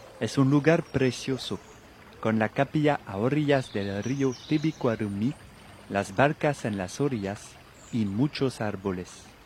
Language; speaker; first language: Spanish; non-native, fluent; French